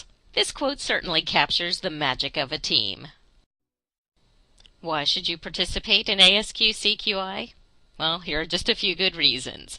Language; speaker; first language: English; native; English